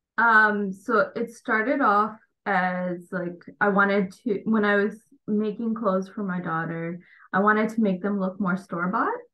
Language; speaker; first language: English; early bilingual, other home language; Bangla